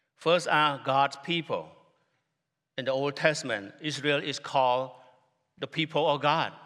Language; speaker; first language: English; non-native, fluent; Khmer